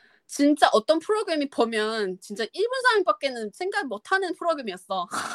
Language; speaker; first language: Korean; non-native, fluent; Chinese